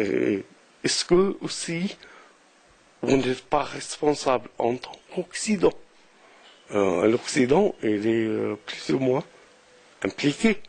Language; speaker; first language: French; non-native, local second language; Arabic